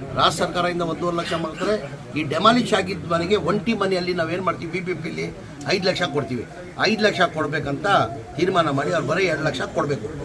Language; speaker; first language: Kannada; non-native, local second language; Urdu